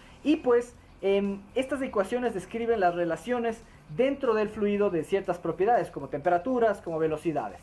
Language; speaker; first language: Spanish; native; Spanish